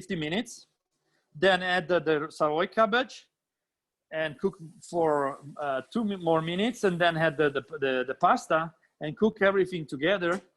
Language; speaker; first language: English; non-native, fluent; Italian